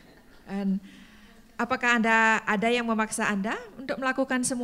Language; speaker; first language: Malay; non-native, learner; English